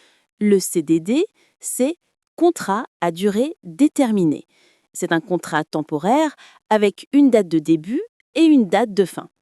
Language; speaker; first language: French; non-native, fluent; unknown